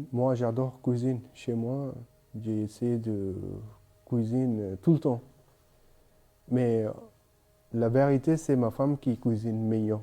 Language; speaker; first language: French; non-native, learner; Bangla